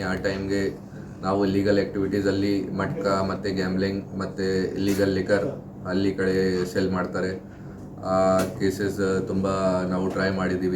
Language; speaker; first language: Kannada; non-native, fluent; Hindi